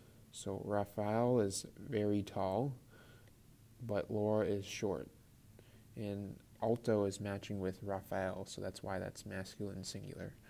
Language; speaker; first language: English; native; English